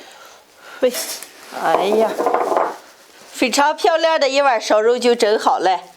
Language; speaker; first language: Chinese; native; Chinese